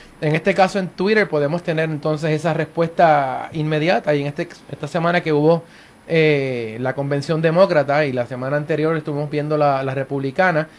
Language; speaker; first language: Spanish; native; Spanish